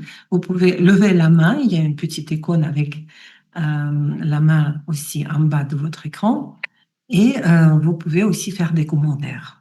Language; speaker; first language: French; non-native, fluent; Russian